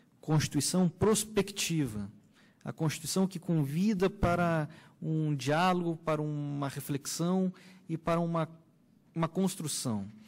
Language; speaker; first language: Portuguese; native; Portuguese